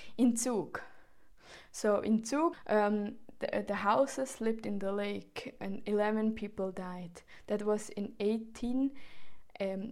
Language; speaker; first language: English; non-native, fluent; Swiss German